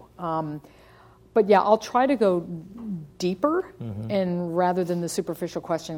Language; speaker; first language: English; native; English